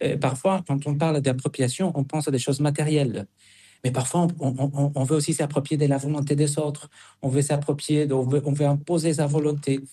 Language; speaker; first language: French; non-native, fluent; Spanish